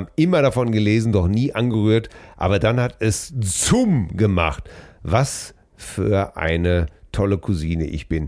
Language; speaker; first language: German; native; German